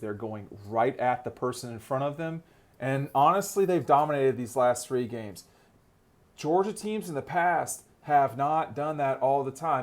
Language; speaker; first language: English; native; English